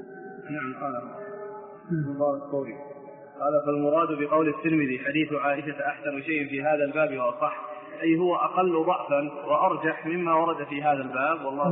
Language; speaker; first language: Arabic; native; Arabic